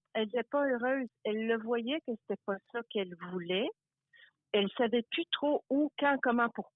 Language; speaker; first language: French; native; French